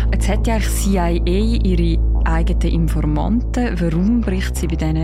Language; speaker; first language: German; native; German